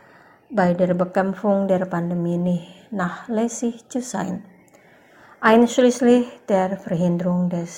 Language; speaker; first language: German; non-native, fluent; Indonesian